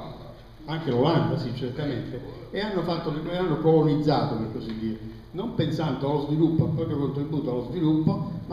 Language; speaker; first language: Italian; native; Italian